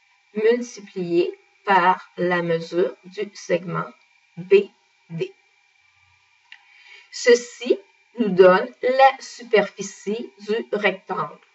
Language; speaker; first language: French; native; French